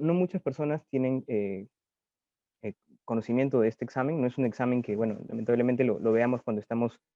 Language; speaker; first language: Spanish; native; Spanish